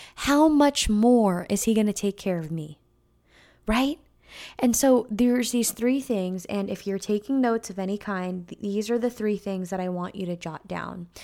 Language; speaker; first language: English; native; English